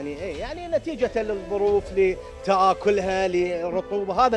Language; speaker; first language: Arabic; native; Arabic